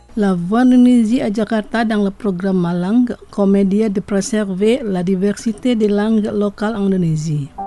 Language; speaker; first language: French; non-native, fluent; Indonesian